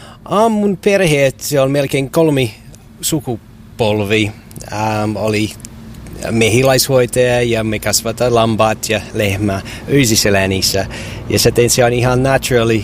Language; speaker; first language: Finnish; non-native, learner; English